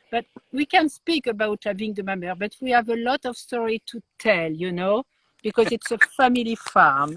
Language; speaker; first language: English; non-native, learner; French